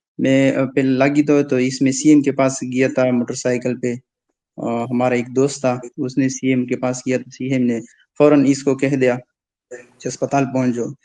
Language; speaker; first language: Urdu; non-native, local second language; Pashto